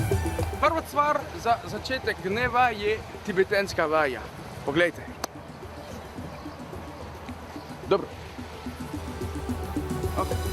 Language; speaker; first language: Slovenian; non-native, learner; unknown